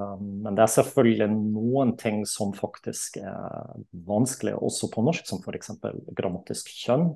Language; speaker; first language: Norwegian; non-native, fluent; German